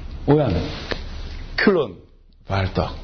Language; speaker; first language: Hungarian; non-native, learner; Korean